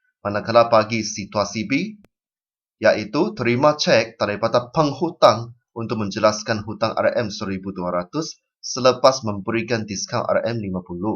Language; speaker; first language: Malay; non-native, local second language; Chinese